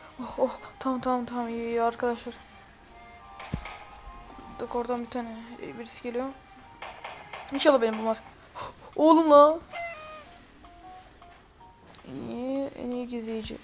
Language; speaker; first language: Turkish; native; Turkish